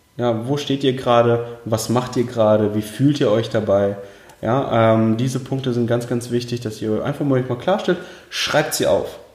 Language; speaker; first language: German; early bilingual, other home language; Russian